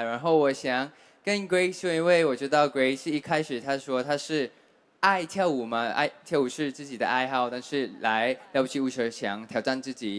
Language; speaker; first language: Chinese; non-native, fluent; Thai